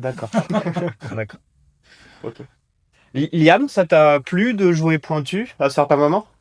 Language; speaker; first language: French; native; French